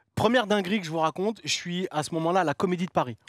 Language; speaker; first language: French; native; French